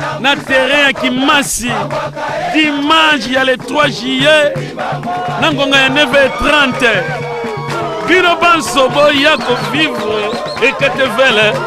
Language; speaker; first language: Lingala; non-native, local second language; Kongo